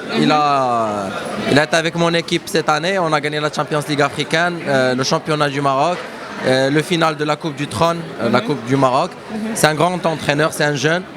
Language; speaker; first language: French; non-native, local second language; Arabic